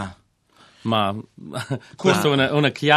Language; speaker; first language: Italian; non-native, learner; English